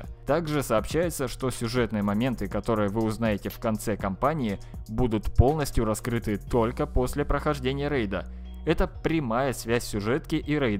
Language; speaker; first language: Russian; native; Russian